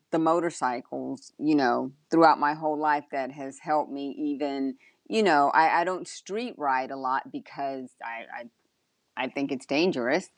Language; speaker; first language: English; early bilingual, other home language; Spanish